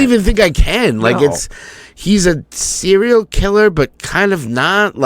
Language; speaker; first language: English; native; English